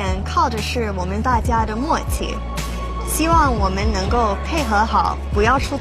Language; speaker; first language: Chinese; early bilingual, heritage; Chinese